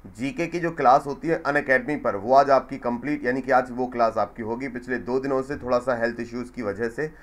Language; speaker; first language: Hindi; native; Hindi